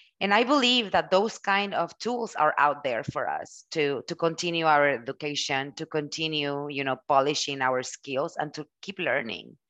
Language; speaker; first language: English; non-native, fluent; Spanish